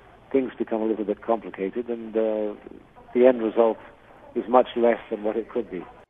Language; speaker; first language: English; native; English